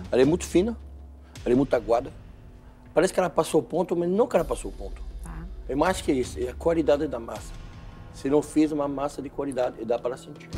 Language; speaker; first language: Portuguese; non-native, fluent; French